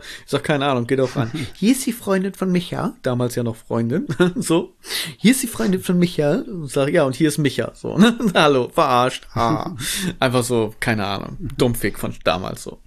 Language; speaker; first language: German; native; German